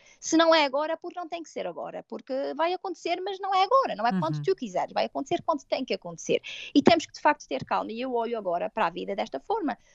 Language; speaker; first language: Portuguese; native; Portuguese